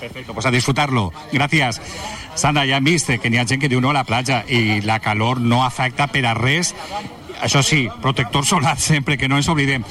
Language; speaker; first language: Spanish; non-native, local second language; Catalan